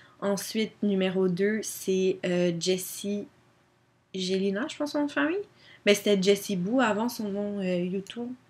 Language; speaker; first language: French; native; French